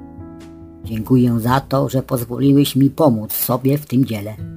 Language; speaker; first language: Polish; native; Polish